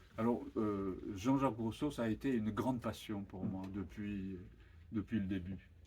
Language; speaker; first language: French; non-native, fluent; Japanese